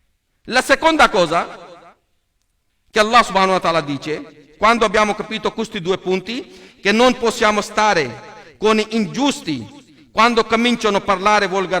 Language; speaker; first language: Italian; non-native, learner; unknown